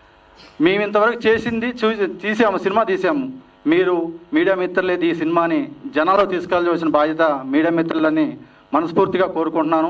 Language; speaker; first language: Telugu; native; Telugu